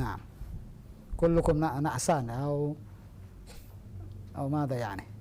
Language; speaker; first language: Arabic; non-native, fluent; Indonesian